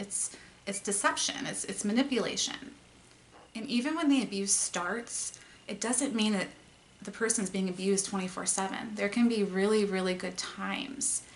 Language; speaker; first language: English; native; English